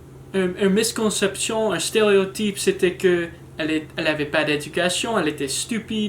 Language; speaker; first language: French; non-native, learner; English